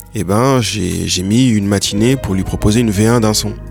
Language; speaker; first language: French; native; French